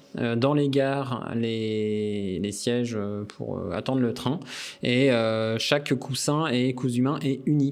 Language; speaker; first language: French; native; French